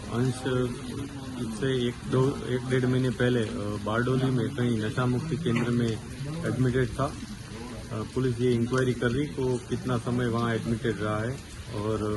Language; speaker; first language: Hindi; non-native, local second language; Gujarati